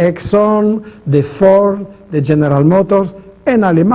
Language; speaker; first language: Spanish; non-native, fluent; French